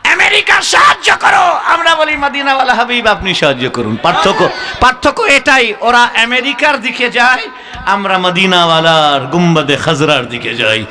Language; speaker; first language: Bangla; non-native, local second language; Urdu